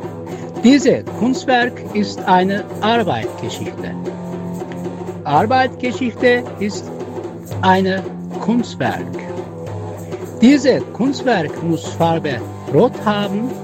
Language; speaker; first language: German; non-native, learner; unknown